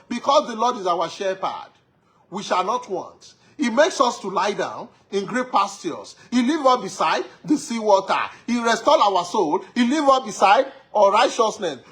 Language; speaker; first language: English; non-native, local second language; Yoruba